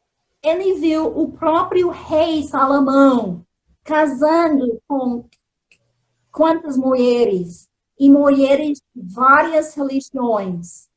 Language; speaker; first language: Portuguese; non-native, fluent; English